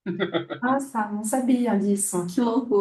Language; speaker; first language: Portuguese; non-native, fluent; French